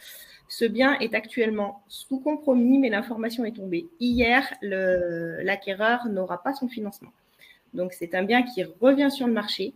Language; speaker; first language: French; native; French